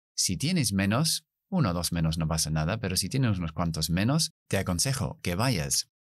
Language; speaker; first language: Spanish; non-native, fluent; English